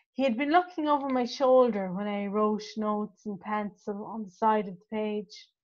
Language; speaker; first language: English; native; English